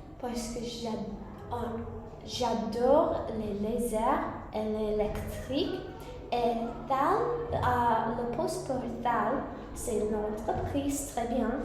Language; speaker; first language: French; non-native, learner; English